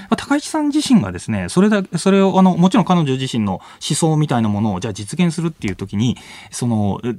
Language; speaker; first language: Japanese; native; Japanese